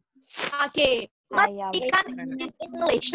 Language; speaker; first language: English; non-native, fluent; Indonesian